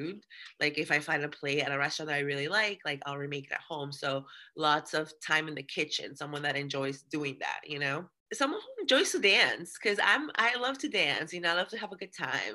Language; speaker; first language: English; early bilingual, other home language; Spanish